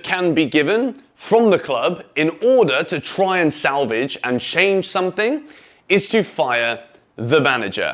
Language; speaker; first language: English; native; English